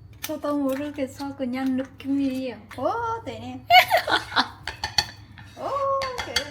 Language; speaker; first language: Korean; non-native, learner; Vietnamese